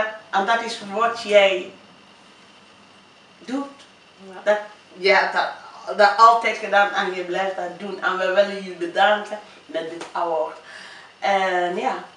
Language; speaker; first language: Dutch; non-native, fluent; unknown